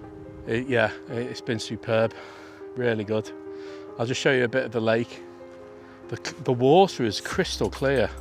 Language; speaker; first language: English; native; English